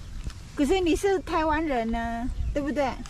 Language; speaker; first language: Chinese; non-native, fluent; Indonesian